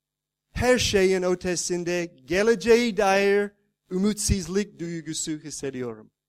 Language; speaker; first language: Turkish; non-native, fluent; English